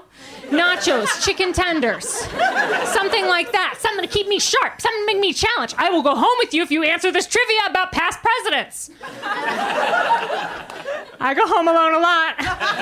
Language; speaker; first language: English; native; English